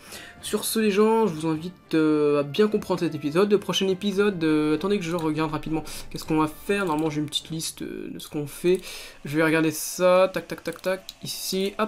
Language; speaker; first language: French; native; French